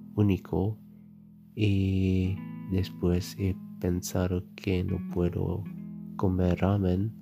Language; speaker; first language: Spanish; non-native, learner; German